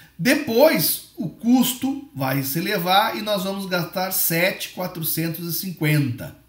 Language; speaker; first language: Portuguese; native; Portuguese